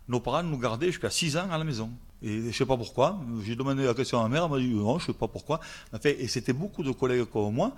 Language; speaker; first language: French; native; French